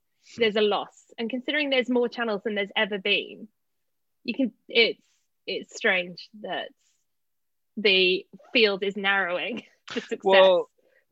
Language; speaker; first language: English; native; English